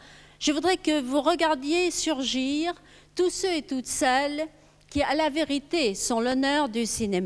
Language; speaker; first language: French; native; French